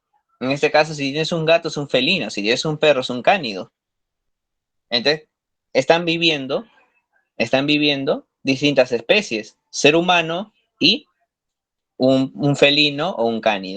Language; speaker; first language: Spanish; native; Spanish